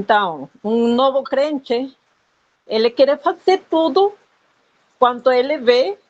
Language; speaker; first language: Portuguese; non-native, fluent; Spanish